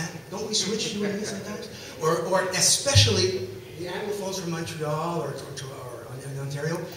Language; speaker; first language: English; non-native, local second language; French